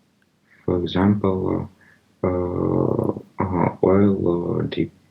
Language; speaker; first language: English; non-native, learner; Russian